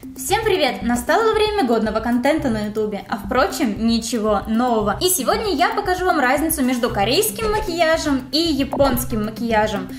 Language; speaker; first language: Russian; native; Russian